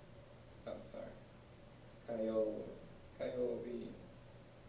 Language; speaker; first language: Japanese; non-native, learner; English